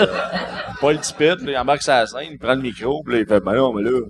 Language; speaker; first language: French; native; French